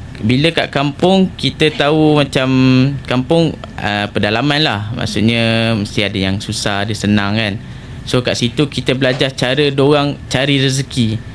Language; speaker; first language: Malay; native; Malay